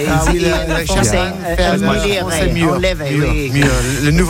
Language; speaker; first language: French; non-native, learner; English